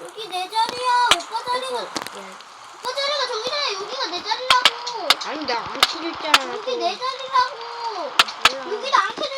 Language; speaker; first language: Korean; native; Korean